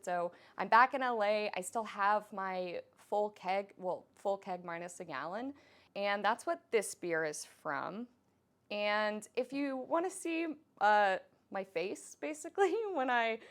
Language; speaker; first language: English; native; English